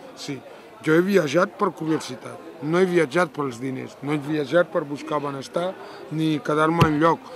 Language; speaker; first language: Catalan; non-native, fluent; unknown